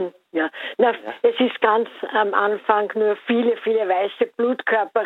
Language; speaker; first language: German; native; German